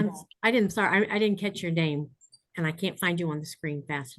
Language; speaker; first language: English; non-native, learner; Spanish